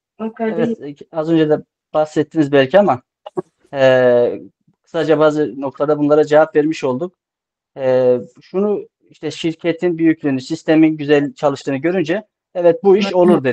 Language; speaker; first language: Turkish; native; Turkish